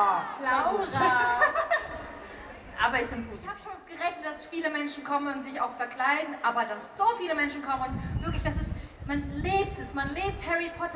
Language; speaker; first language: German; native; German